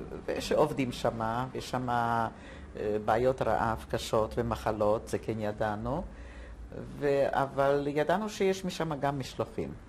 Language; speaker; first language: Hebrew; non-native, fluent; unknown